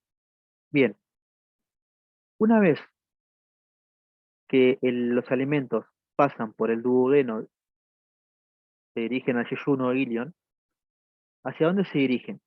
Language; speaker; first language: Spanish; native; Spanish